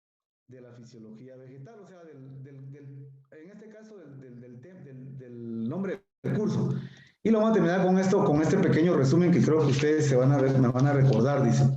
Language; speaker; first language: Spanish; native; Spanish